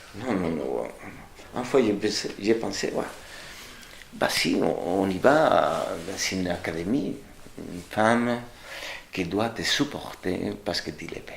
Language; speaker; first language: French; non-native, fluent; Spanish